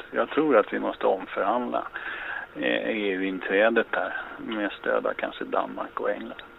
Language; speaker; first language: Swedish; native; Swedish